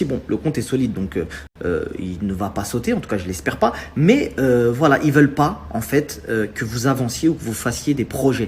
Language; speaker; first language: French; native; French